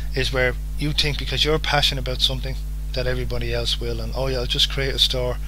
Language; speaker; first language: English; native; English